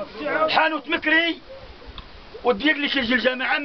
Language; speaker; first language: Arabic; native; Arabic